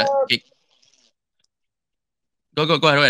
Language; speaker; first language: English; native; English